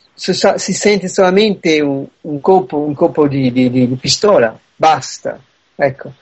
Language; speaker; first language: Italian; early bilingual, heritage; Italian